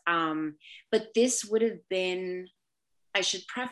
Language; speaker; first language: English; early bilingual, other home language; Spanish